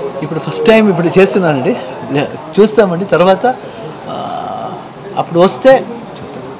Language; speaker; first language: Telugu; non-native, learner; Kannada